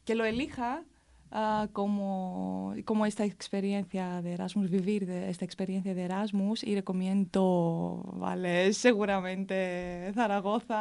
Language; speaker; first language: Spanish; non-native, fluent; Greek